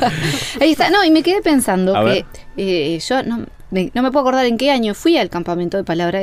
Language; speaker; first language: Spanish; native; Spanish